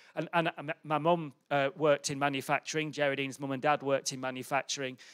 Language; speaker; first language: English; native; English